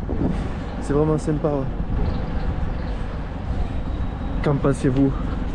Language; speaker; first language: French; native; French